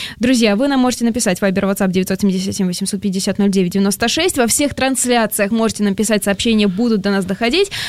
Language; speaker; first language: Russian; native; Russian